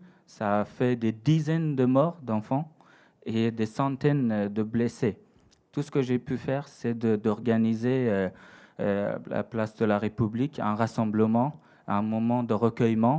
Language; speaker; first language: French; non-native, fluent; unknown